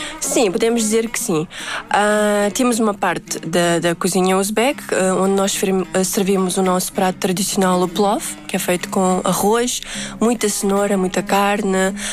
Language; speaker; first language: Portuguese; early bilingual, other home language; Uzbek